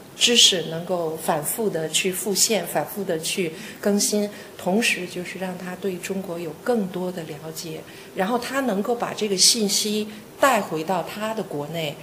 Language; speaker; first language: Chinese; native; Chinese